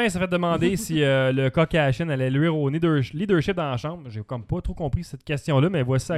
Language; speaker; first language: French; native; French